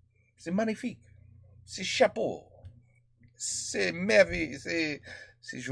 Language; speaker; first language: French; non-native, learner; English